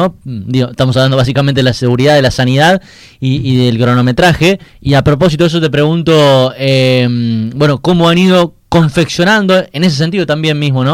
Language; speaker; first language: Spanish; native; Spanish